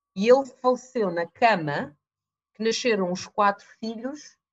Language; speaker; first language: Portuguese; early bilingual, other home language; English